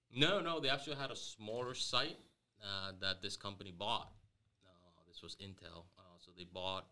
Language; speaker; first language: English; early bilingual, other home language; Spanish